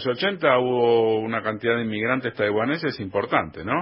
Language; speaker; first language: Spanish; native; Spanish